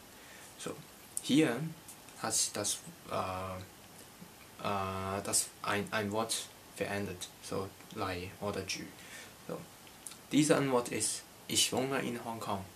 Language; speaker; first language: German; non-native, learner; Cantonese